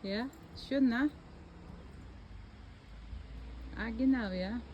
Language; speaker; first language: German; non-native, learner; Filipino